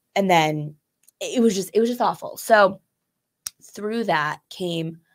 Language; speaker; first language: English; native; English